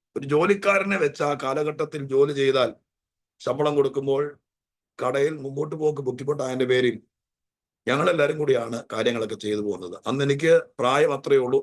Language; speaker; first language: Malayalam; native; Malayalam